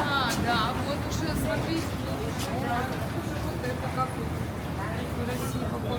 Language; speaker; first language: Russian; native; Russian